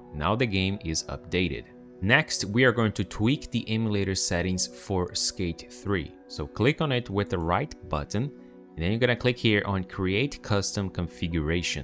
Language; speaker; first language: English; non-native, fluent; Portuguese